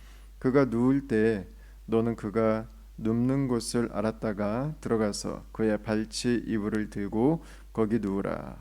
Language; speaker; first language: Korean; native; Korean